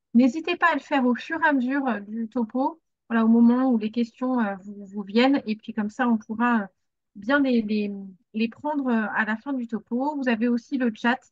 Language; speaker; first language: French; native; French